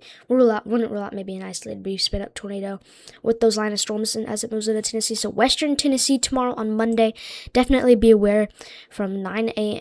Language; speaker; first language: English; native; English